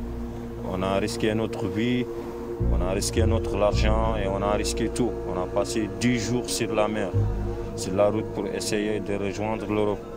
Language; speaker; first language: French; non-native, fluent; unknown